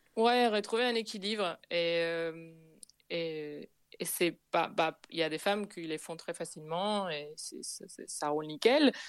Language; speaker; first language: French; non-native, fluent; Spanish